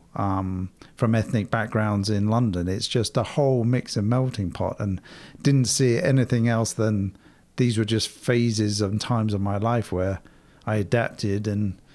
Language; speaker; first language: English; native; English